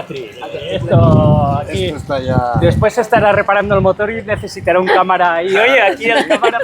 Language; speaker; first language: Spanish; native; Spanish